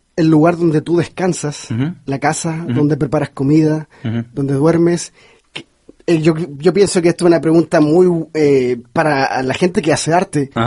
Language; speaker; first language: Spanish; native; Spanish